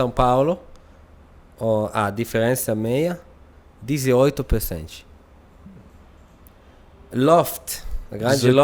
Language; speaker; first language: Portuguese; non-native, learner; Hebrew